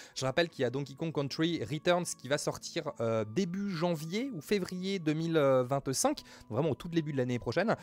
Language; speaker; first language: French; native; French